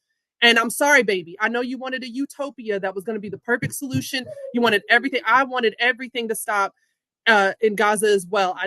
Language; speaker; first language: English; native; English